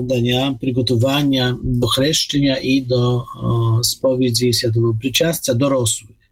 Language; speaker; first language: Ukrainian; non-native, fluent; Polish